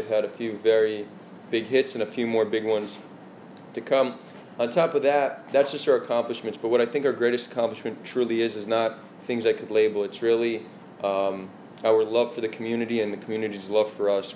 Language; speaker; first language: English; native; English